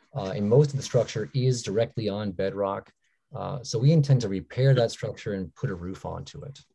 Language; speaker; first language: English; native; English